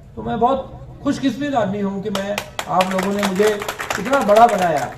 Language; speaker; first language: Hindi; non-native, local second language; Marathi